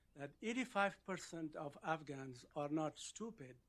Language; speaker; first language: English; non-native, fluent; Persian